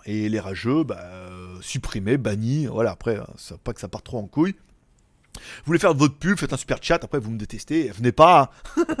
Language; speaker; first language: French; native; French